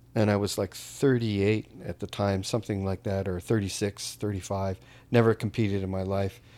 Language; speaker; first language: English; native; English